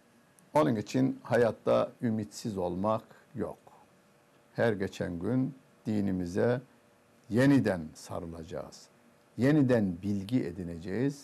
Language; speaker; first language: Turkish; native; Turkish